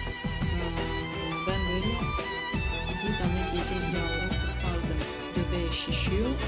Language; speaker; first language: Turkish; non-native, learner; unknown